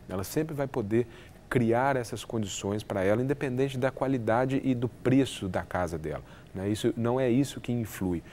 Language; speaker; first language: Portuguese; native; Portuguese